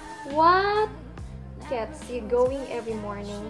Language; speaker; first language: English; non-native, local second language; Filipino